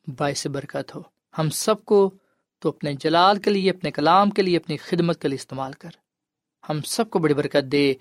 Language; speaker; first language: Urdu; non-native, local second language; Punjabi